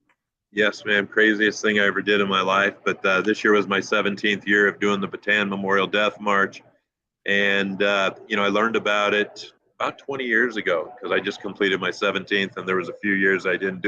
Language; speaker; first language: English; native; English